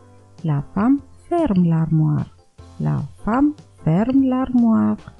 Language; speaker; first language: French; non-native, fluent; Romanian